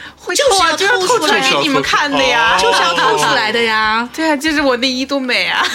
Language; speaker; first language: Chinese; native; Chinese